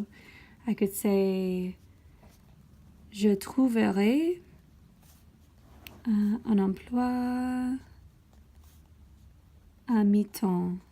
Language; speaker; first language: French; non-native, fluent; English